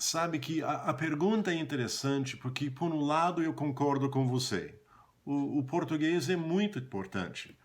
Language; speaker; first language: Portuguese; non-native, fluent; English